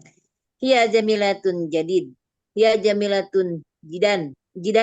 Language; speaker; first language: Arabic; non-native, learner; Indonesian